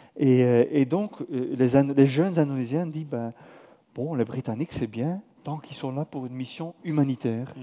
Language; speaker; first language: French; non-native, fluent; Dutch